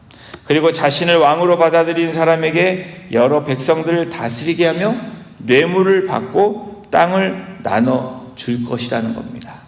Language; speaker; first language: Korean; native; Korean